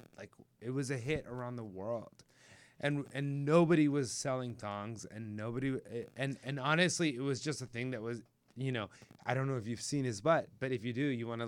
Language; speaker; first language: English; native; English